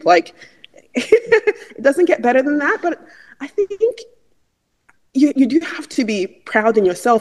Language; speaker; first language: English; non-native, local second language; Igbo